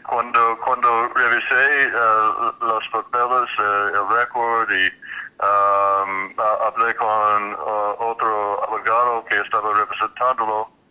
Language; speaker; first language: Spanish; non-native, fluent; English